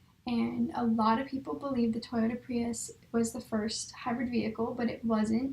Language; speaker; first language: English; native; English